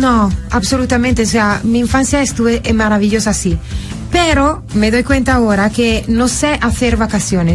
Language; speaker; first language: Spanish; non-native, fluent; Italian